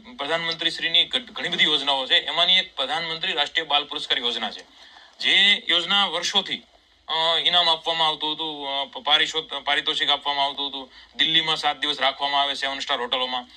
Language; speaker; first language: Gujarati; native; Gujarati